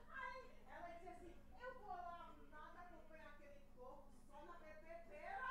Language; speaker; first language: Portuguese; native; Portuguese